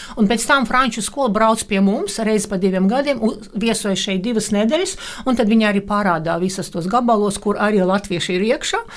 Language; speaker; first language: Latvian; non-native, local second language; Russian